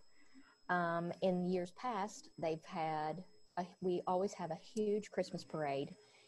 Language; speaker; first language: English; native; English